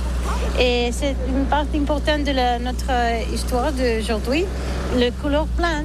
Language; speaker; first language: French; non-native, learner; Catalan